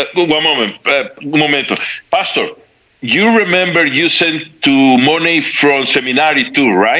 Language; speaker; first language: English; non-native, learner; Spanish